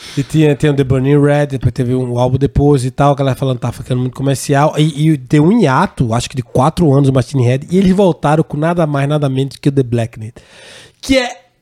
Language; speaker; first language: Portuguese; native; Portuguese